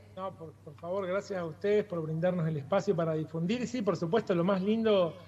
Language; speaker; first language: Spanish; native; Spanish